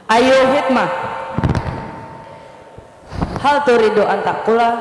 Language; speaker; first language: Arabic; non-native, learner; Indonesian